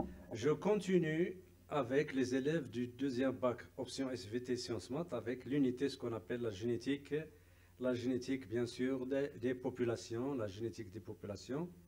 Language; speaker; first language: French; non-native, local second language; Arabic